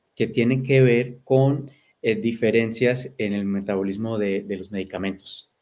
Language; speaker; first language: Spanish; early bilingual, heritage; Spanish